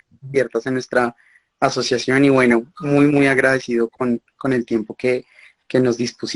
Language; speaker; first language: Spanish; native; Spanish